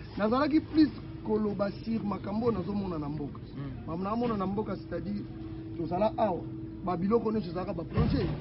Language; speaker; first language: Lingala; native; Lingala